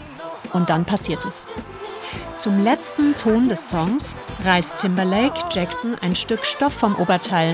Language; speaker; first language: German; native; German